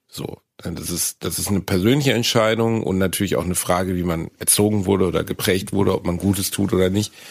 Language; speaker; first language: German; native; German